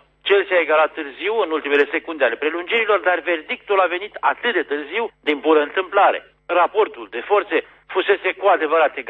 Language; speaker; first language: Romanian; native; Romanian